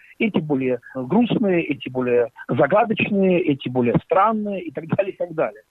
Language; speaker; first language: Russian; native; Russian